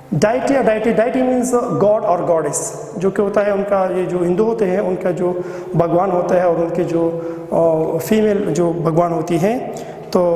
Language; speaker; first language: Urdu; non-native, local second language; Pashto